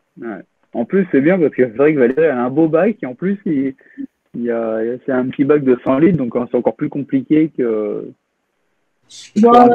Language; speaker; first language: French; native; French